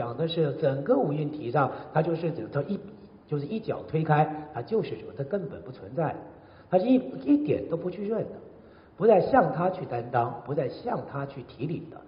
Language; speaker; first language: Chinese; native; Chinese